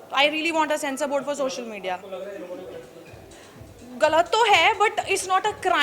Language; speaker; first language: Hindi; native; Hindi